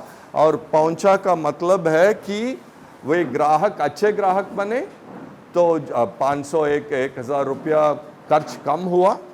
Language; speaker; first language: Hindi; non-native, local second language; Tamil